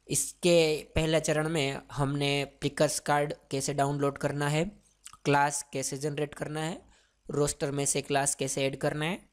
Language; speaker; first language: Hindi; non-native, local second language; Gujarati